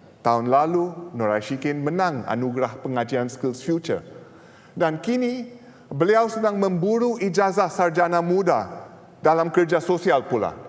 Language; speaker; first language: Malay; non-native, local second language; English